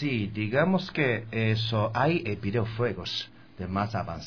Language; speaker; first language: Spanish; non-native, learner; Japanese